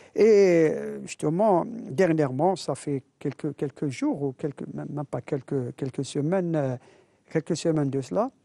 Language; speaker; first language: French; non-native, local second language; Arabic